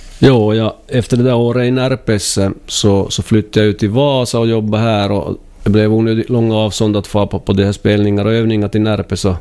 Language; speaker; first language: Swedish; native; Swedish